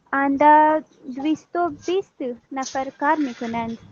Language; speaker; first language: Persian; non-native, learner; Urdu